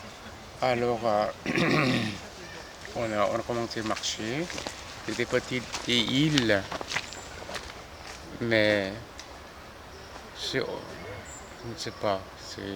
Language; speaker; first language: French; non-native, fluent; Korean